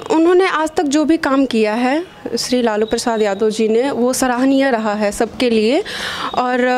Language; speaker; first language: Hindi; native; Hindi